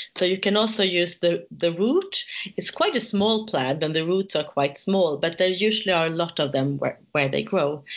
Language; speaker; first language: English; non-native, fluent; Swedish